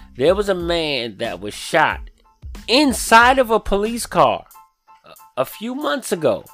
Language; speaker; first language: English; native; English